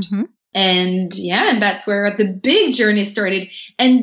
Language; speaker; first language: English; non-native, fluent; French